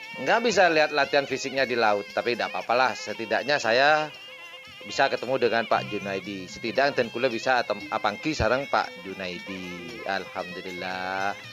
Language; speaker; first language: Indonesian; non-native, local second language; Madurese